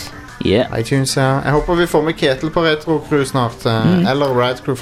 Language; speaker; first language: Norwegian; native; Norwegian